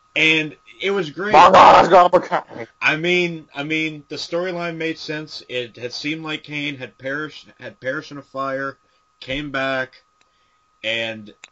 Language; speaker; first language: English; native; English